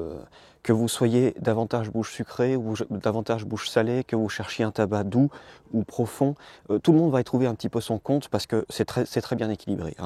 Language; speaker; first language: French; native; French